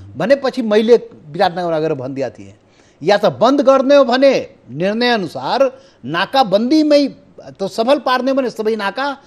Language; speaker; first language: Nepali; non-native, local second language; Maithili